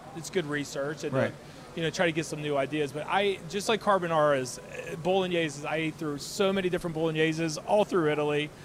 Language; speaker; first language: English; native; English